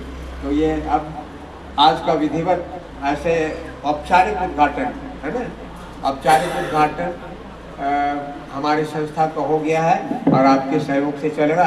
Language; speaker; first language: Hindi; native; Hindi